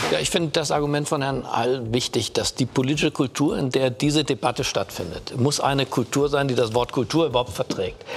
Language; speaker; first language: German; native; German